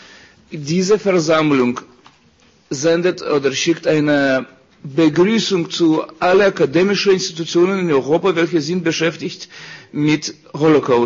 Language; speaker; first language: German; non-native, fluent; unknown